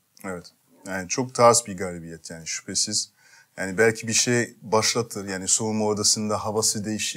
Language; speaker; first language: Turkish; non-native, fluent; French